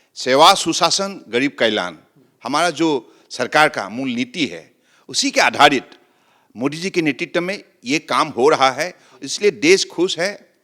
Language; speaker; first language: Hindi; non-native, local second language; Assamese